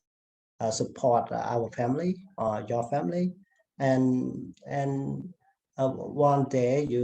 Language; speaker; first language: English; non-native, learner; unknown